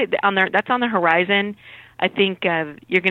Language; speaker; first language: English; native; English